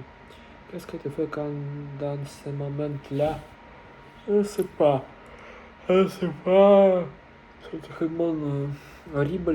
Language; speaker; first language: French; non-native, learner; Russian